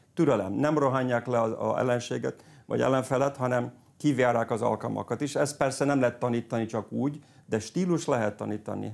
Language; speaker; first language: Hungarian; early bilingual, heritage; Hungarian